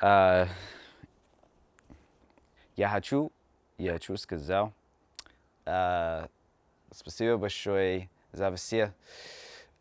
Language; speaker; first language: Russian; non-native, learner; English